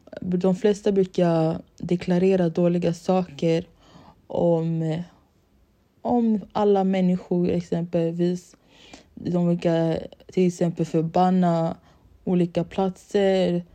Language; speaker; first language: Swedish; early bilingual, other home language; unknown